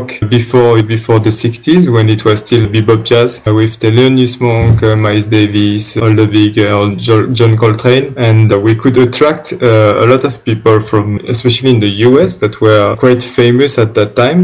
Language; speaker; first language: English; non-native, fluent; French